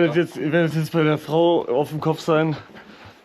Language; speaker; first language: German; native; German